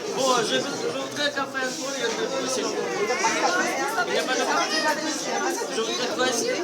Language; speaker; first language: French; non-native, learner; Russian